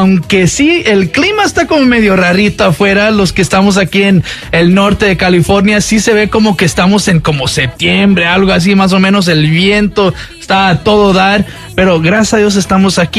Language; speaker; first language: Spanish; early bilingual, heritage; Spanish